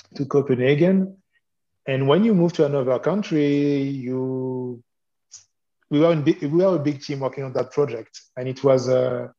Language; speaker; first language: English; non-native, fluent; French